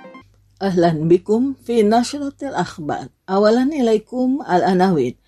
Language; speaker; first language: Arabic; non-native, fluent; Indonesian